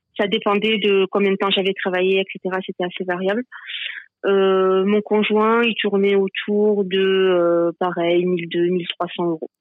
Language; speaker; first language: French; native; French